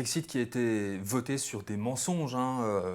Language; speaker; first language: French; native; French